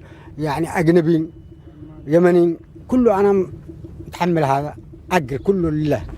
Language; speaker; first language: Arabic; native; Arabic